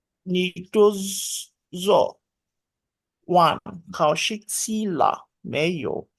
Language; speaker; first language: Chinese; non-native, learner; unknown